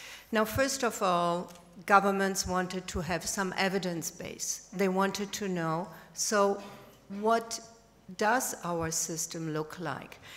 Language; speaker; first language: English; non-native, fluent; German